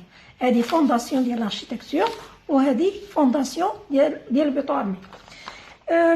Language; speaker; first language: Arabic; native; Arabic